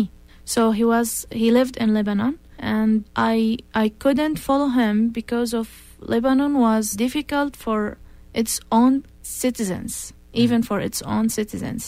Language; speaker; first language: English; non-native, fluent; Arabic